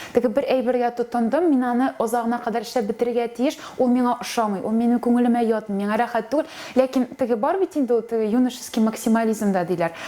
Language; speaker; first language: Tatar; native; Tatar